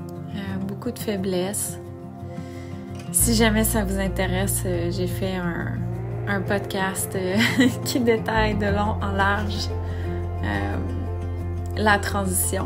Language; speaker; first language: French; native; French